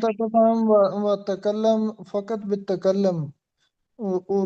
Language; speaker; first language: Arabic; non-native, learner; Urdu